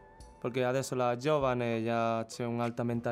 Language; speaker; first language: Italian; non-native, learner; Chinese